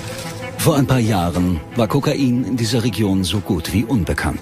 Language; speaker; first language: German; native; German